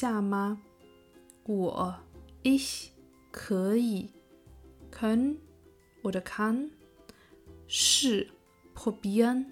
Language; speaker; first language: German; non-native, fluent; Chinese